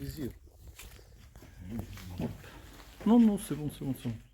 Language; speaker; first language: French; non-native, learner; Russian